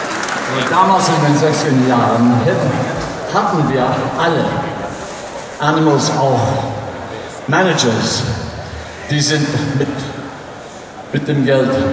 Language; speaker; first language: German; non-native, learner; English